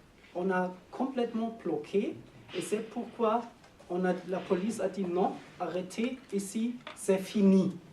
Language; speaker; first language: French; non-native, learner; German